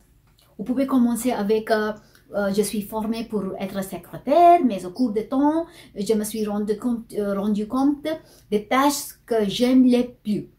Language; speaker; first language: French; non-native, fluent; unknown